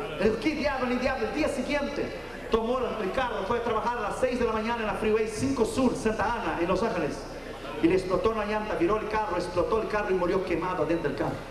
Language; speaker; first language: Spanish; non-native, fluent; Portuguese